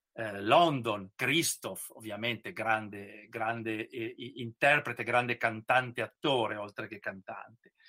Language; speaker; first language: Italian; native; Italian